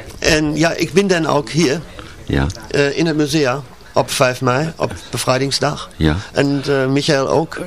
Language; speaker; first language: Dutch; non-native, learner; German